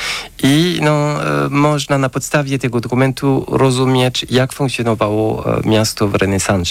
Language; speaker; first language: Polish; non-native, fluent; French